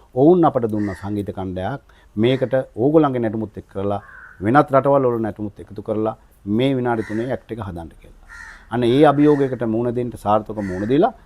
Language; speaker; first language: Sinhala; native; Sinhala